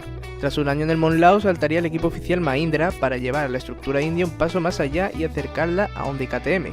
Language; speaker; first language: Spanish; native; Spanish